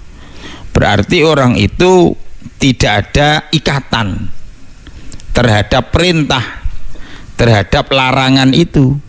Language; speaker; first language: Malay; non-native, local second language; Javanese